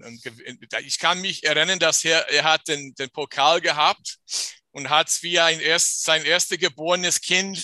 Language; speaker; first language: German; non-native, fluent; English